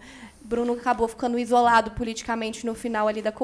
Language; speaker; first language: Portuguese; native; Portuguese